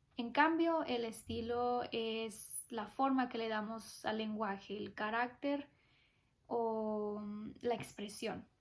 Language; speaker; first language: Spanish; early bilingual, heritage; Spanish